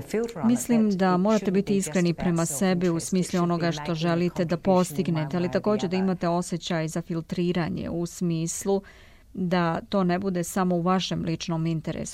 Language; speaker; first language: Serbian; native; Serbian